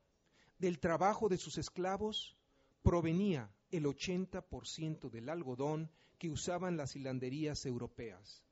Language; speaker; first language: Spanish; native; Spanish